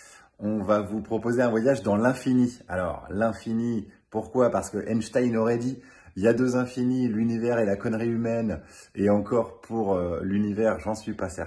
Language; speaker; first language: French; native; French